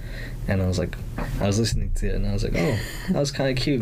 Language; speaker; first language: English; early bilingual, other home language; Spanish